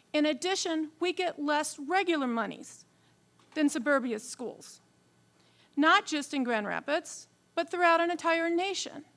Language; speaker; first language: English; native; English